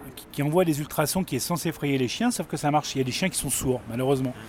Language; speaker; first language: French; native; French